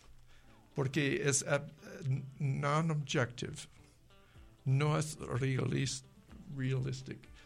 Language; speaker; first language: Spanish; non-native, learner; English